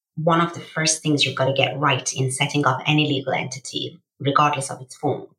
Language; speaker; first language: English; early bilingual, other home language; Persian